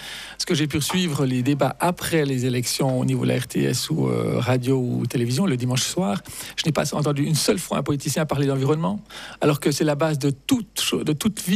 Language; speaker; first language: French; native; French